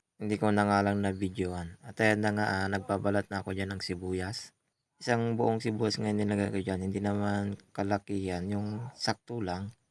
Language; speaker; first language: Filipino; non-native, local second language; Iloko